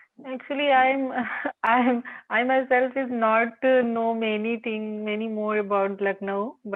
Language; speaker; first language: English; non-native, local second language; Hindi